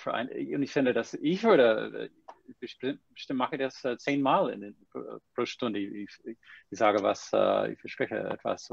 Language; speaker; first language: German; non-native, fluent; English